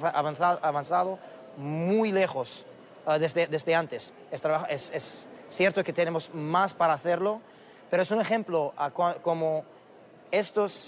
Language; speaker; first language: Spanish; non-native, learner; Arabic